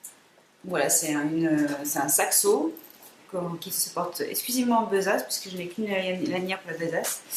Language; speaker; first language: French; native; French